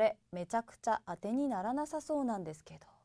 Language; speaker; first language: Japanese; native; Japanese